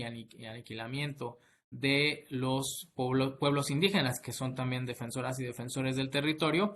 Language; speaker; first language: Spanish; native; Spanish